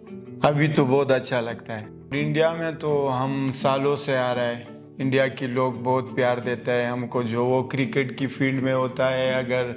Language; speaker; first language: Hindi; non-native, learner; Pashto